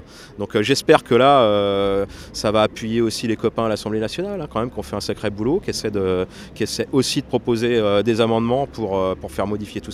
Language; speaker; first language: French; native; French